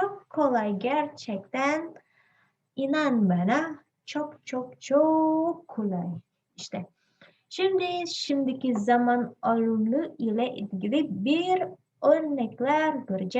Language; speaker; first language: Turkish; non-native, learner; Indonesian